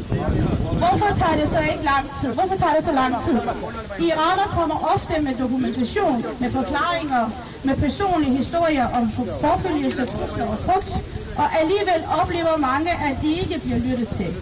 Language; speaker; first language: Danish; non-native, fluent; Persian